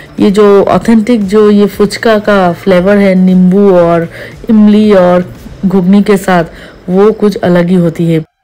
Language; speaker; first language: Hindi; non-native, local second language; Bangla